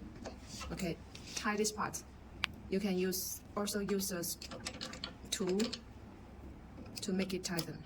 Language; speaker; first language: English; non-native, learner; Chinese